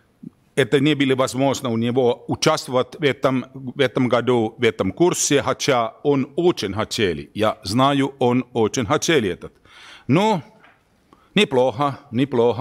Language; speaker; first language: Russian; non-native, learner; Finnish